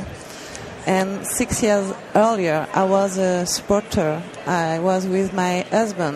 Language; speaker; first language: English; non-native, learner; French